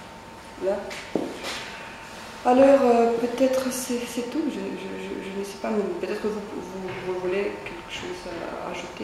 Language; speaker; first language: French; non-native, fluent; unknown